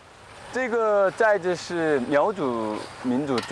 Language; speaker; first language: Chinese; non-native, learner; Korean